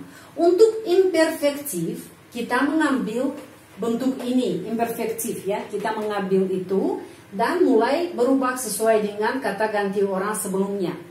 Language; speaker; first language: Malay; non-native, fluent; Russian